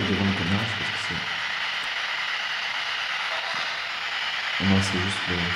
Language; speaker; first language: French; native; French